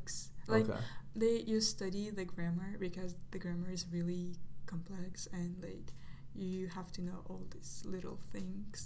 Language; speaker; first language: English; non-native, fluent; Russian